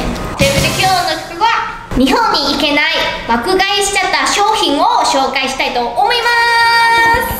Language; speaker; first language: Japanese; non-native, fluent; Chinese